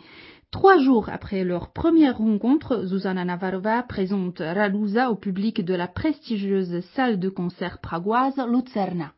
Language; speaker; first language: French; native; French